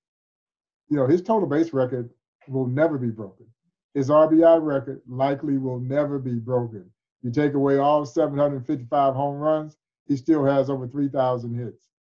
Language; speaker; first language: English; native; English